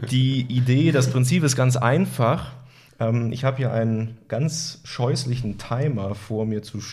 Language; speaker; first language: German; native; German